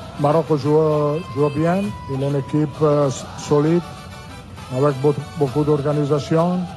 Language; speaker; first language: French; non-native, learner; Italian